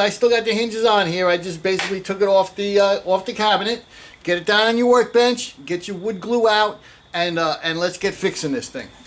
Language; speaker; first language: English; native; English